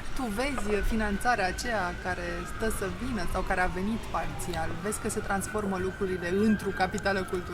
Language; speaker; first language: Romanian; native; Romanian